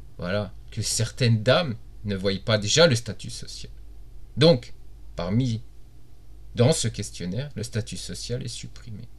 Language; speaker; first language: French; native; French